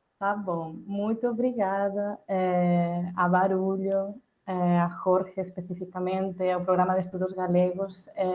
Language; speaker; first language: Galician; early bilingual, heritage; Catalan